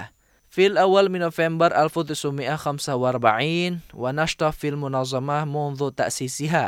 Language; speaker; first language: Arabic; non-native, fluent; Indonesian